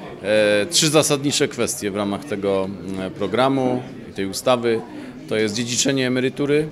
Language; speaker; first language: Polish; native; Polish